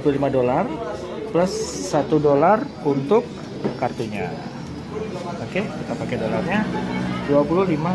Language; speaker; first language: Indonesian; native; Indonesian